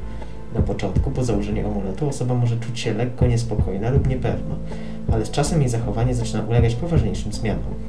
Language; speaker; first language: Polish; native; Polish